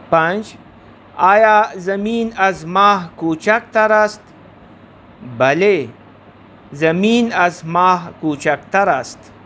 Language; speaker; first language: Persian; non-native, fluent; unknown